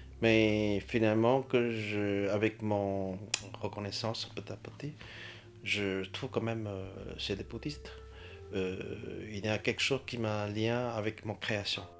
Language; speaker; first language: French; non-native, fluent; Chinese